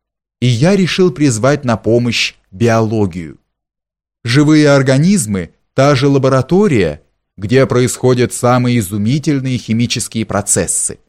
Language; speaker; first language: Russian; native; Russian